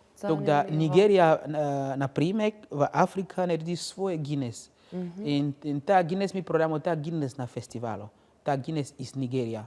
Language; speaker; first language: Slovenian; non-native, learner; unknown